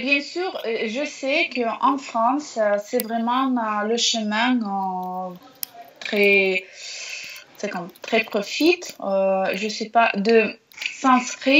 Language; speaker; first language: French; non-native, learner; Russian